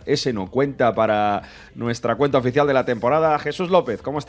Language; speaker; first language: Spanish; native; Spanish